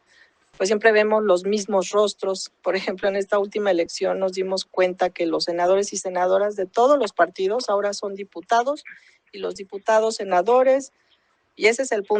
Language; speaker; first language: Spanish; native; Spanish